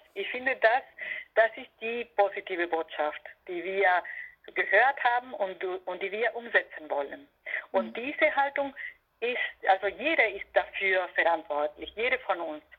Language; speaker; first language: German; non-native, fluent; Spanish